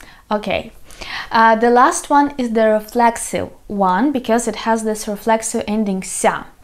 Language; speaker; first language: English; non-native, fluent; Ukrainian